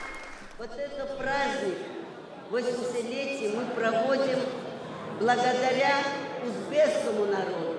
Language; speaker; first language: Russian; native; Russian